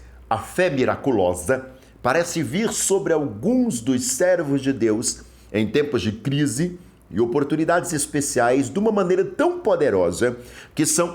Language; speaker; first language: Portuguese; native; Portuguese